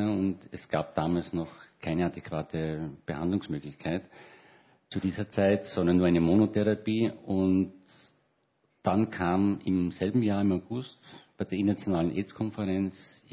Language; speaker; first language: German; native; German